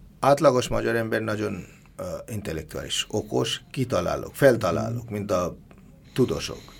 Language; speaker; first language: Hungarian; non-native, learner; Bangla